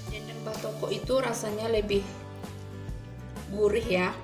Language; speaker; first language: Indonesian; native; Indonesian